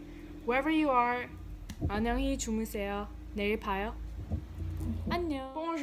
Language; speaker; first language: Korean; non-native, learner; English